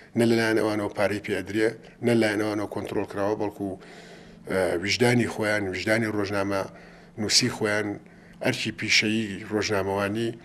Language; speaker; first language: Central Kurdish; native; Central Kurdish